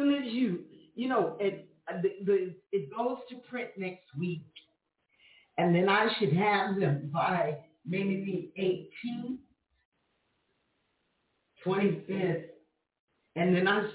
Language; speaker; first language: English; native; English